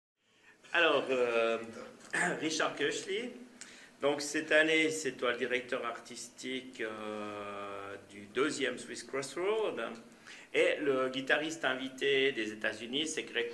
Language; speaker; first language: French; native; French